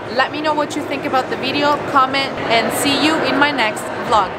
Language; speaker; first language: English; non-native, fluent; Italian